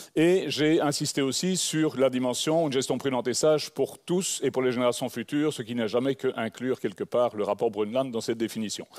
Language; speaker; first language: French; native; French